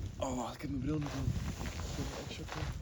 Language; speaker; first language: Dutch; non-native, fluent; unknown